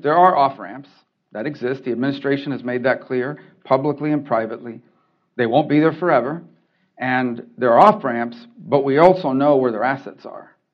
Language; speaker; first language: English; early bilingual, other home language; Spanish